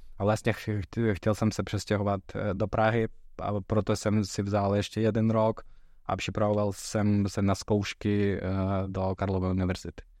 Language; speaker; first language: Czech; non-native, fluent; Russian